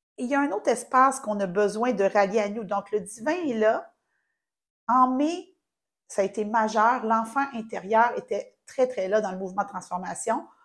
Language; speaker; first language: French; native; French